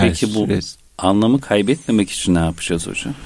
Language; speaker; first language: Turkish; native; Turkish